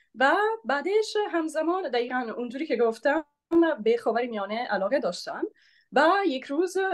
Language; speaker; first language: Persian; non-native, fluent; Italian